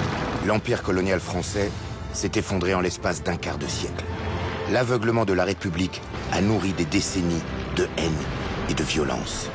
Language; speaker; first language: French; native; French